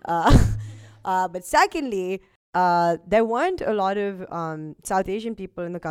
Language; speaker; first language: English; non-native, local second language; Urdu